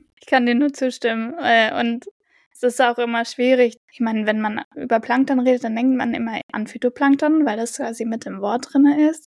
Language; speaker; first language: German; native; German